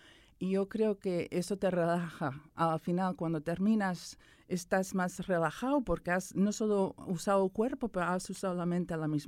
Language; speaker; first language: Spanish; early bilingual, other home language; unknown